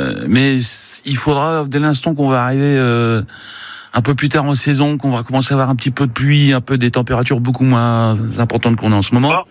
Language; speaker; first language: French; native; French